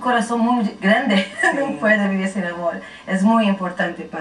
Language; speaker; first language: Spanish; non-native, learner; Portuguese